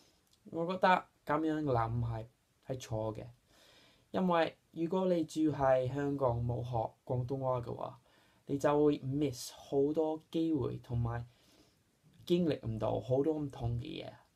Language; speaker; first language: Cantonese; non-native, fluent; English